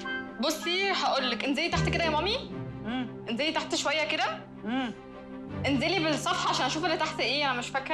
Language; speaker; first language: Arabic; native; Arabic